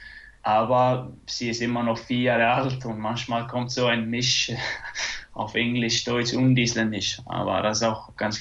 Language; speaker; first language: German; non-native, fluent; Icelandic